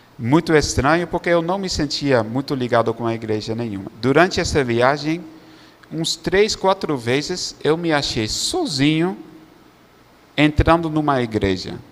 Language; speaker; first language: Portuguese; non-native, fluent; Dutch